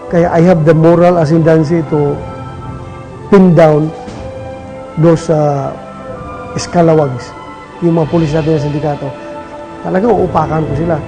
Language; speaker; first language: Filipino; native; Filipino